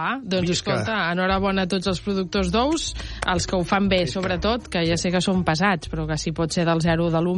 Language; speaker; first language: Catalan; native; Catalan